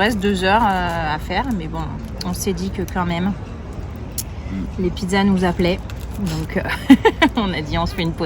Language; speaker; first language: French; native; French